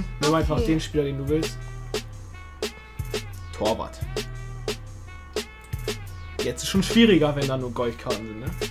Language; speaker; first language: German; early bilingual, other home language; Turkish